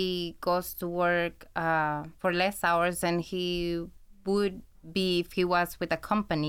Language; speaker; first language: English; non-native, fluent; Spanish